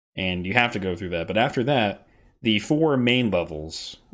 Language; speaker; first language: English; native; English